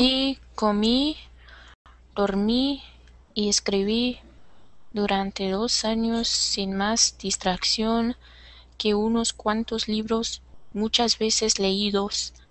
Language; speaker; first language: Spanish; non-native, learner; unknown